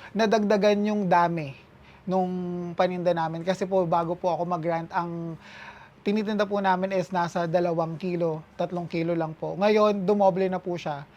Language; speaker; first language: Filipino; native; Filipino